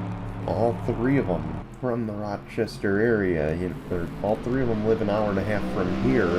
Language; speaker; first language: English; native; English